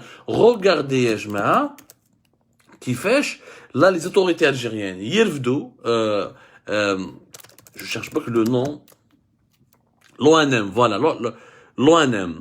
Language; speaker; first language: French; non-native, local second language; Arabic